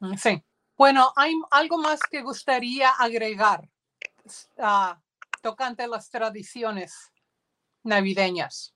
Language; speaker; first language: Spanish; early bilingual, heritage; Spanish